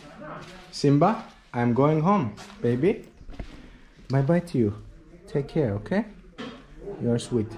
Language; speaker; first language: English; non-native, fluent; Azerbaijani